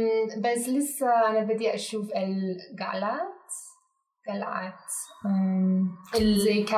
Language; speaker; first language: Arabic; non-native, learner; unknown